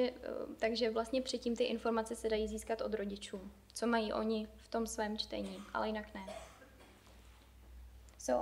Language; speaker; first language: Czech; native; Czech